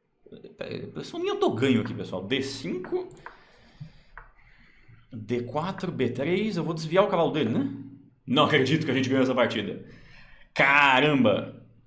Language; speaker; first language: Portuguese; native; Portuguese